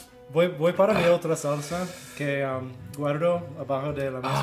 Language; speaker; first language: Spanish; non-native, fluent; English